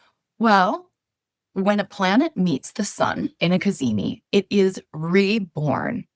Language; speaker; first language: English; native; English